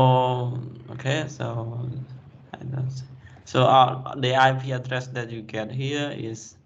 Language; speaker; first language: English; non-native, fluent; Khmer